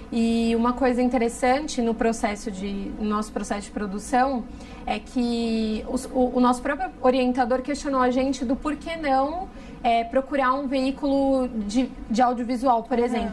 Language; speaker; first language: Portuguese; native; Portuguese